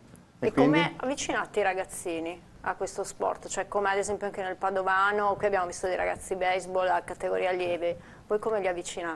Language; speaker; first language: Italian; native; Italian